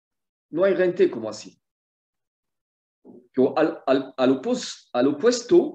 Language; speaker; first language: Spanish; non-native, fluent; French